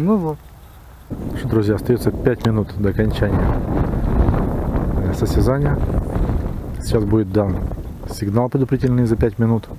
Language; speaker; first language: Russian; native; Russian